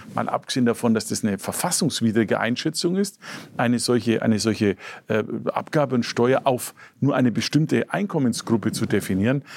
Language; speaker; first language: German; native; German